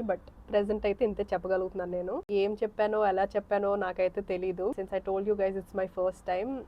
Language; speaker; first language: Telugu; early bilingual, heritage; Telugu